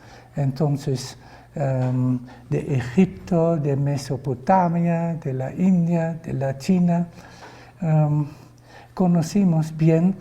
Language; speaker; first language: Spanish; non-native, fluent; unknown